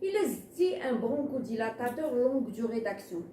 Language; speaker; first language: French; non-native, local second language; Arabic